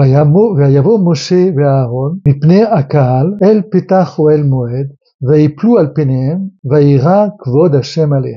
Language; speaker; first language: Hebrew; non-native, fluent; French